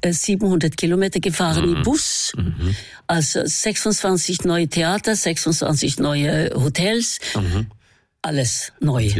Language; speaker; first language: German; non-native, fluent; Norwegian